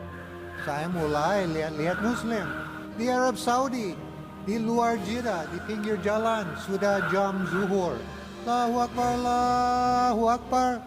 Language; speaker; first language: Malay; non-native, fluent; English